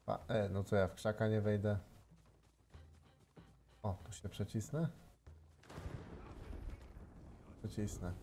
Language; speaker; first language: Polish; native; Polish